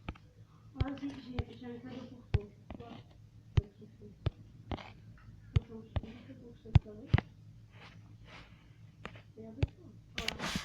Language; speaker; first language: French; native; French